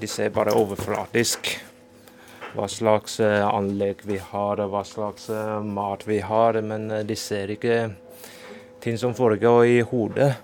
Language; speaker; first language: Norwegian; non-native, fluent; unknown